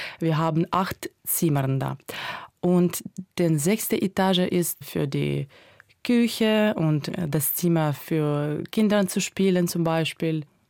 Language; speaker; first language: German; non-native, fluent; Ukrainian